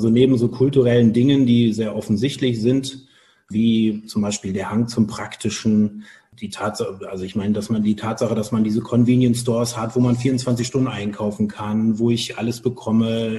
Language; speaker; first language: German; native; German